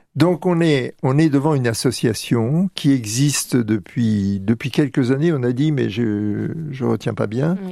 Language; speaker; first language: French; native; French